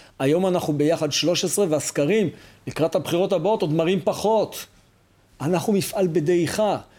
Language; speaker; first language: Hebrew; native; Hebrew